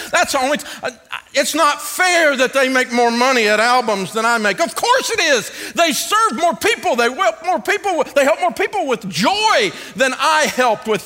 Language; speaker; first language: English; native; English